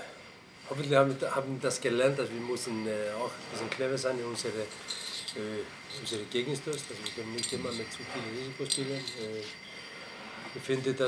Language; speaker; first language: German; non-native, fluent; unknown